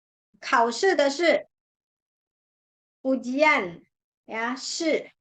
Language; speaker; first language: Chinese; non-native, fluent; Indonesian